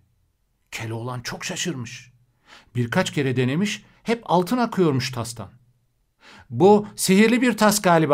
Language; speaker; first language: Turkish; native; Turkish